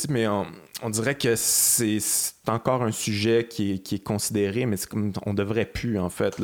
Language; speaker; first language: French; native; French